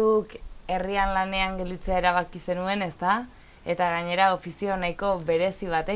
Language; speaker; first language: Basque; native; Basque